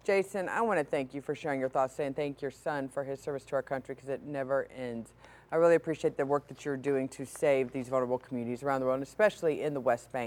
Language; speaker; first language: English; native; English